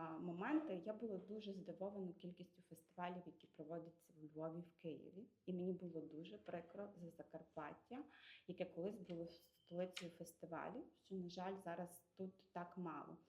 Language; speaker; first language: Ukrainian; native; Ukrainian